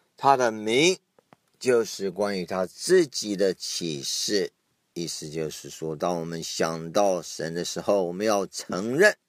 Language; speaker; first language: Chinese; non-native, fluent; English